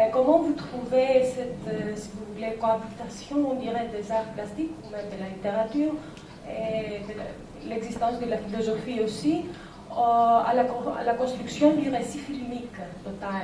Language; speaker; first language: French; non-native, fluent; Greek